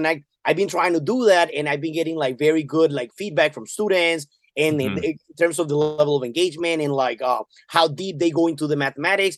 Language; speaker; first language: English; non-native, fluent; Spanish